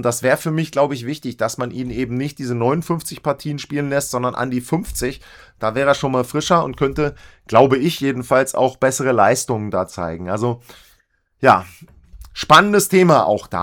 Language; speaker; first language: German; native; German